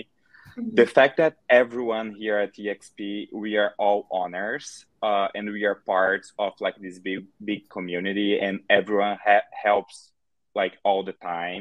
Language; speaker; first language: English; non-native, fluent; Portuguese